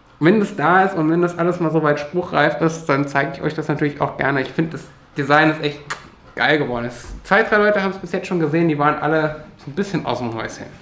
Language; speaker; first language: German; native; German